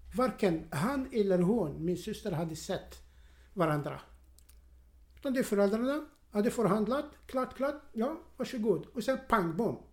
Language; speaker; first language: Swedish; non-native, fluent; Arabic